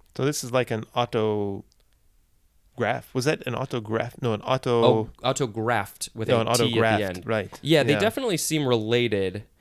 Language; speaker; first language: English; native; English